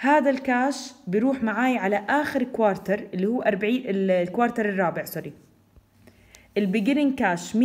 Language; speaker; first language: Arabic; native; Arabic